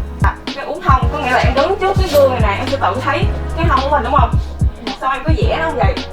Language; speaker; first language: Vietnamese; native; Vietnamese